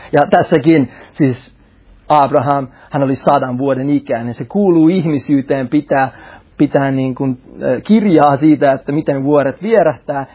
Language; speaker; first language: Finnish; native; Finnish